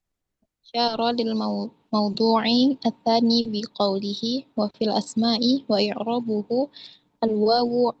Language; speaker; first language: Arabic; non-native, learner; Indonesian